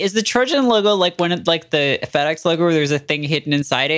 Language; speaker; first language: English; native; English